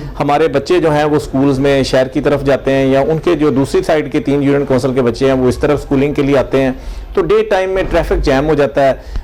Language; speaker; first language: Urdu; non-native, local second language; Punjabi